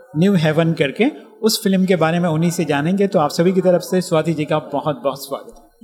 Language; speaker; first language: Hindi; native; Hindi